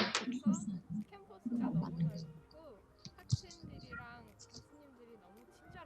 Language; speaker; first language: Korean; non-native, learner; Ukrainian